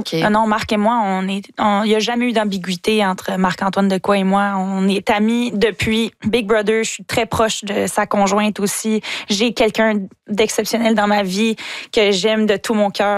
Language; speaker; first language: French; native; French